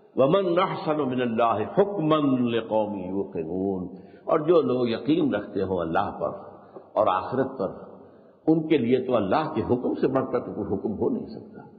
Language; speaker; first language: Urdu; native; Urdu